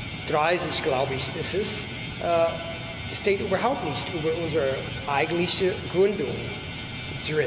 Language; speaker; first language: German; non-native, fluent; English